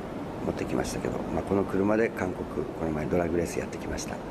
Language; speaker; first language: Japanese; native; Japanese